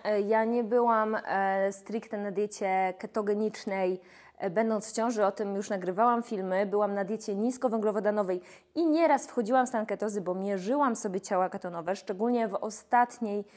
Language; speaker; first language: Polish; native; Polish